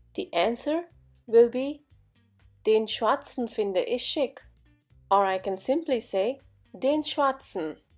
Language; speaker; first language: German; non-native, fluent; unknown